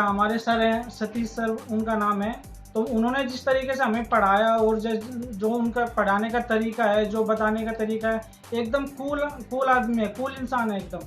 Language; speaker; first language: Hindi; native; Hindi